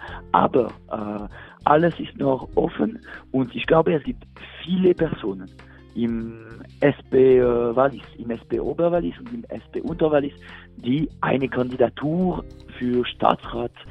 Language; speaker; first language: German; non-native, local second language; French